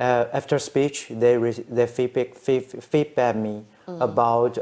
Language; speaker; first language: English; non-native, fluent; Chinese